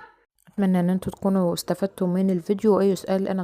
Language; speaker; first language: Arabic; native; Arabic